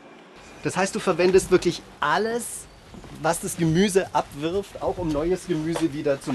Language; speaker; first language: German; native; German